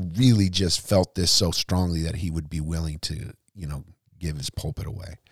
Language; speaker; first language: English; native; English